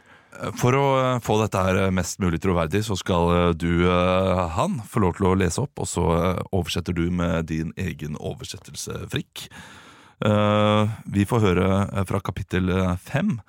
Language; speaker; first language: Norwegian; native; Norwegian